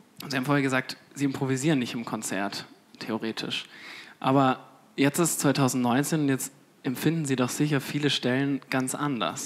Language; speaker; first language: German; native; German